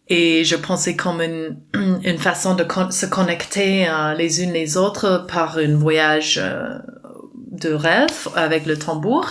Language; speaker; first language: French; non-native, fluent; English